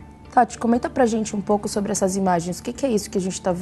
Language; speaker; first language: Portuguese; native; Portuguese